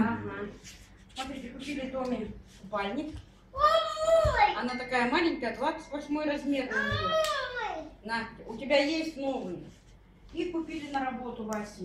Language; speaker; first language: Russian; native; Russian